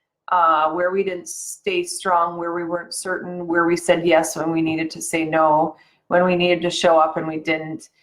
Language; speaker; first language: English; native; English